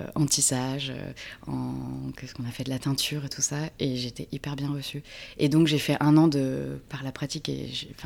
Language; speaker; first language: French; native; French